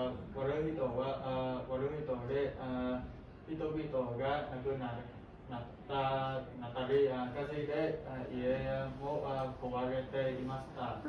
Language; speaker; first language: Japanese; non-native, learner; Burmese